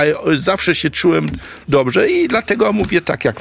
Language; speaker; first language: Polish; early bilingual, heritage; German